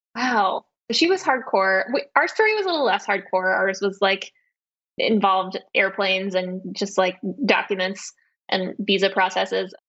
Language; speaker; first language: English; native; English